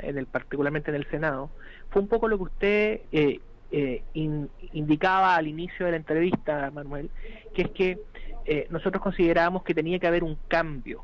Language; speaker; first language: Spanish; native; Spanish